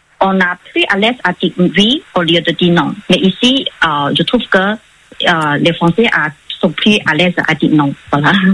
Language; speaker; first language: French; non-native, fluent; Chinese